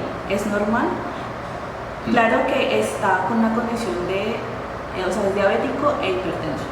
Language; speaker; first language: Spanish; native; Spanish